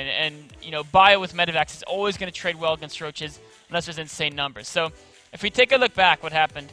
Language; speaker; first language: English; native; English